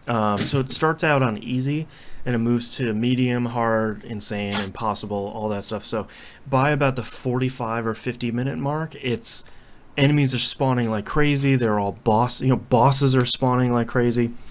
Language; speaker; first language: English; native; English